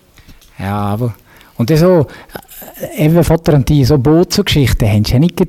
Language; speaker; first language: German; native; German